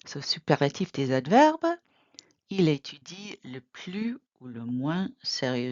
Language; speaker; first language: French; non-native, fluent; English